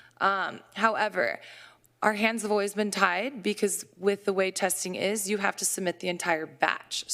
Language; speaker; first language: English; native; English